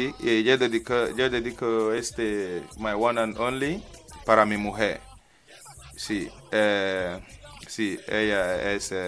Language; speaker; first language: Spanish; non-native, learner; English